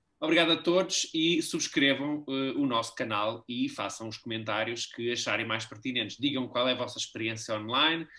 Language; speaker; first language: Portuguese; native; Portuguese